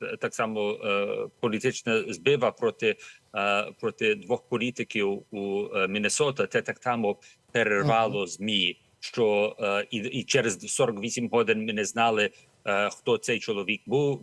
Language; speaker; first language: Ukrainian; early bilingual, heritage; Ukrainian